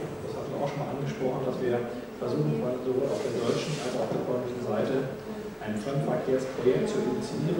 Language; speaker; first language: German; native; German